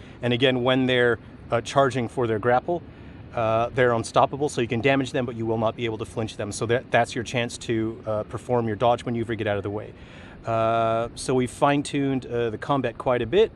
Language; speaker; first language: English; native; English